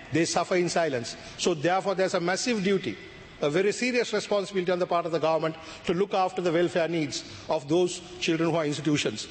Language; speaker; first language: English; non-native, local second language; Sinhala